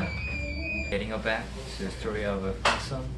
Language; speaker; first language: English; non-native, learner; Korean